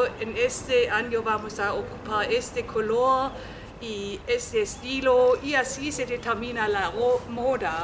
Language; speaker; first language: Spanish; non-native, fluent; German